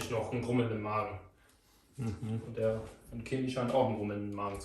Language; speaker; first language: German; native; German